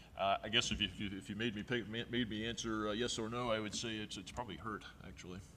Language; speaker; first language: English; native; English